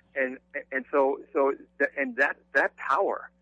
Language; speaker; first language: English; non-native, fluent; German